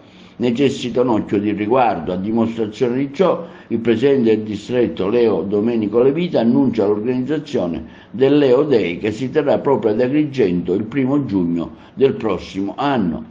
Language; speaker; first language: Italian; native; Italian